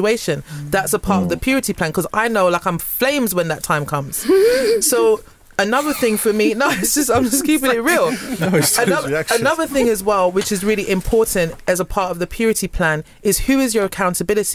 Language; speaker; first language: English; native; English